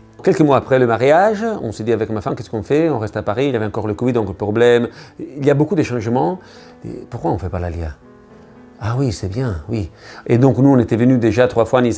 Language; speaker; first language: French; non-native, learner; Italian